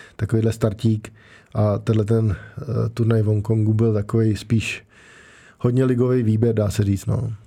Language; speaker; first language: Czech; native; Czech